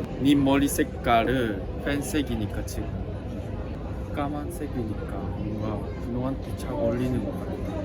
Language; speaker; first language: Korean; non-native, learner; Japanese